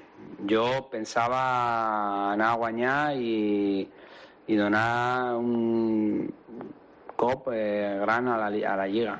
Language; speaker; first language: Catalan; non-native, local second language; Spanish